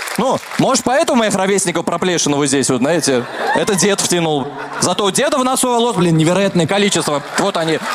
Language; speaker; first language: Russian; early bilingual, other home language; Armenian